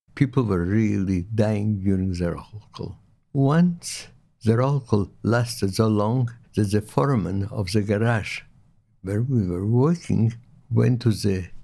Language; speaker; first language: English; non-native, fluent; Lithuanian